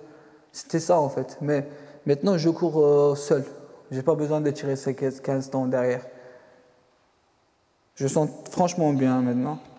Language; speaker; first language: French; non-native, fluent; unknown